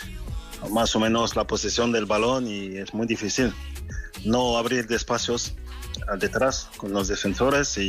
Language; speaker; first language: Spanish; non-native, fluent; French